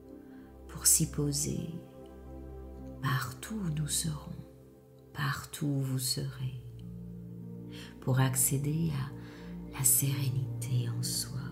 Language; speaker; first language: French; native; French